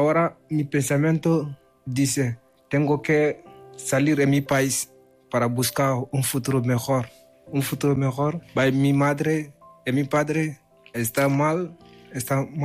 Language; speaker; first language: Spanish; non-native, learner; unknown